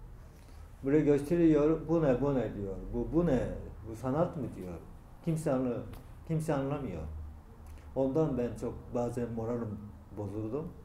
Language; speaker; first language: Turkish; non-native, learner; Japanese